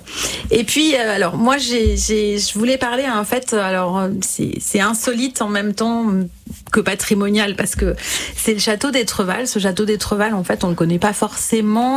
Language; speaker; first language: French; native; French